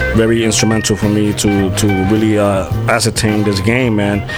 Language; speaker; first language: English; native; English